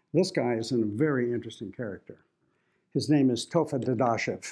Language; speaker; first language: English; native; English